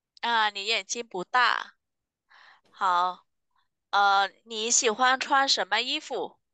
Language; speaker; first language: Chinese; non-native, fluent; Vietnamese